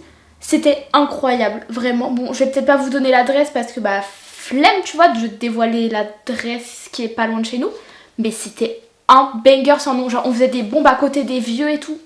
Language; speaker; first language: French; native; French